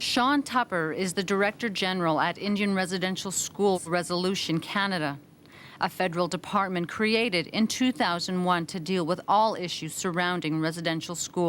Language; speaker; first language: English; native; English